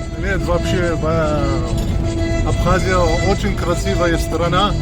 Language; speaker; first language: Russian; non-native, learner; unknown